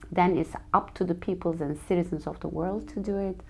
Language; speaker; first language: English; non-native, fluent; Turkish